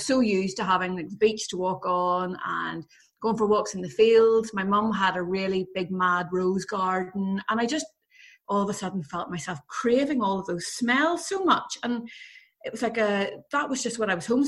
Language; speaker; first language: English; native; English